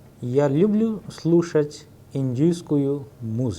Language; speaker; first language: Russian; non-native, fluent; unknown